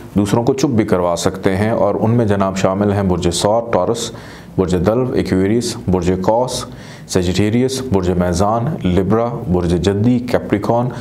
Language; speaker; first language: Urdu; native; Urdu